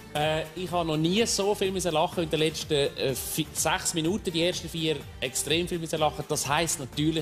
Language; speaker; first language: German; native; German